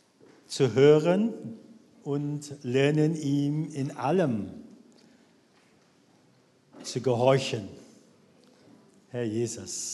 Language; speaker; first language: German; non-native, fluent; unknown